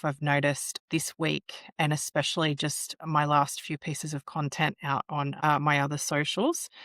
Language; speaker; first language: English; native; English